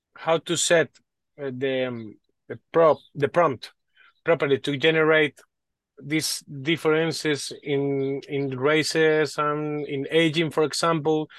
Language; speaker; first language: English; non-native, learner; Spanish